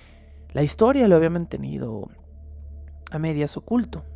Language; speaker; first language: Spanish; native; Spanish